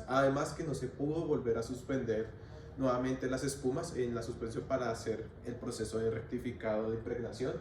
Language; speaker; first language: Spanish; native; Spanish